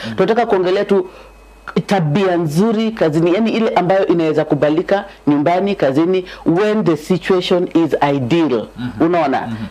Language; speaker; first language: Swahili; native; Swahili